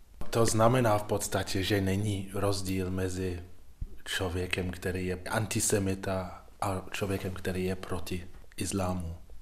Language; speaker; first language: Czech; non-native, fluent; English